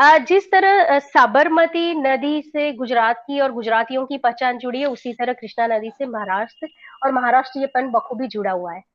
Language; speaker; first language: Hindi; non-native, local second language; Gujarati